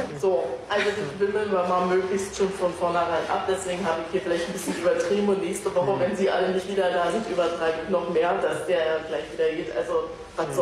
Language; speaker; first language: German; native; German